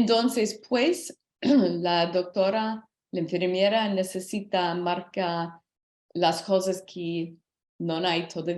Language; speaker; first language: Spanish; non-native, learner; English